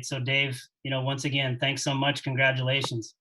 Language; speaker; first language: English; native; English